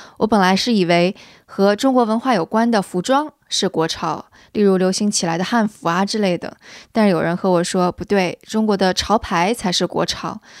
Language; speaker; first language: Chinese; native; Chinese